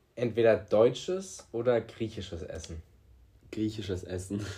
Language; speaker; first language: German; early bilingual, other home language; Greek